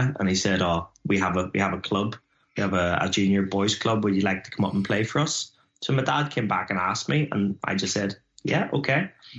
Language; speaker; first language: English; native; English